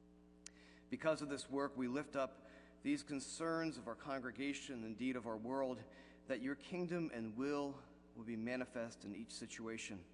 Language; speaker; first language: English; native; English